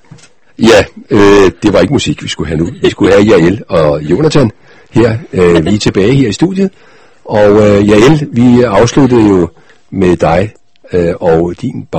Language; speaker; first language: Danish; native; Danish